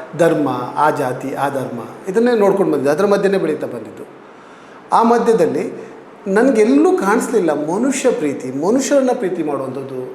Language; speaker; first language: Kannada; native; Kannada